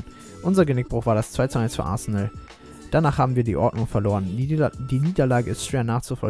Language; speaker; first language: German; native; German